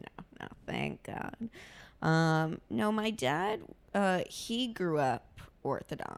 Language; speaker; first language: English; native; English